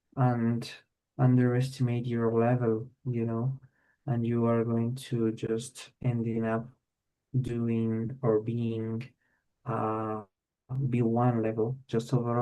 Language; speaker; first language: English; non-native, fluent; Spanish